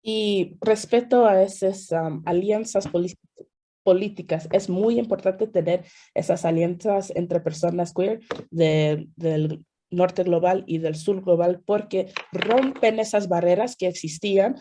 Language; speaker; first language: Spanish; non-native, fluent; English